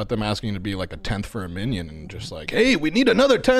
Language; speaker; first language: English; native; English